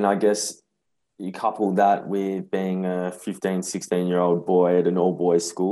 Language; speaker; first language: English; native; English